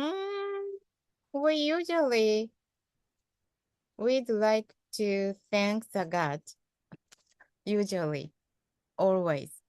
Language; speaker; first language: English; non-native, fluent; Japanese